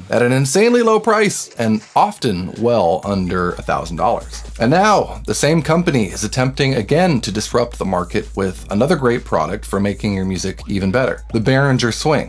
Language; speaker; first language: English; native; English